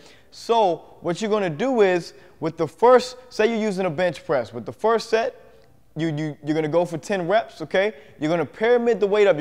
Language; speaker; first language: English; native; English